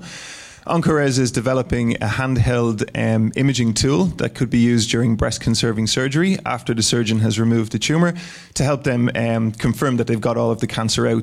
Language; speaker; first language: English; native; English